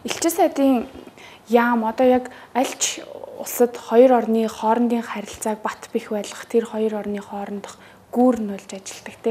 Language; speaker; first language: Mongolian; native; Mongolian